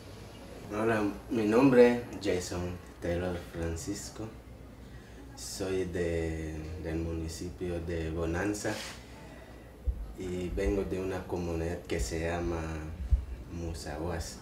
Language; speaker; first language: Spanish; non-native, local second language; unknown